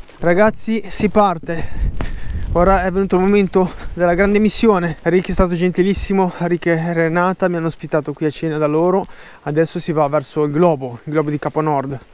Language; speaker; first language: Italian; native; Italian